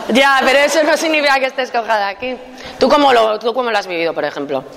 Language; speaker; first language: Spanish; native; Spanish